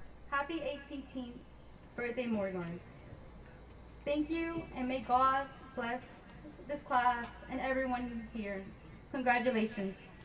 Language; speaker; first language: English; early bilingual, other home language; Spanish